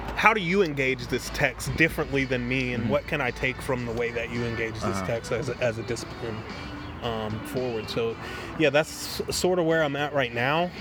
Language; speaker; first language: English; native; English